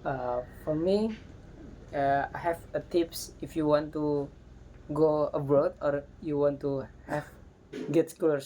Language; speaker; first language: English; non-native, learner; Indonesian